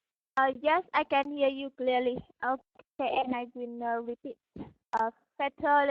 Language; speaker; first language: English; non-native, learner; Vietnamese